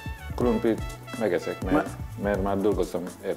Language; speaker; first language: Hungarian; non-native, learner; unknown